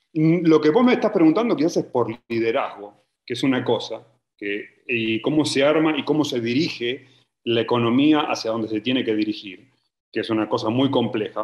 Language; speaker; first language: Spanish; native; Spanish